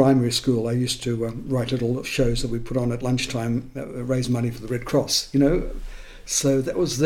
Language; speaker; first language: English; non-native, local second language; Estonian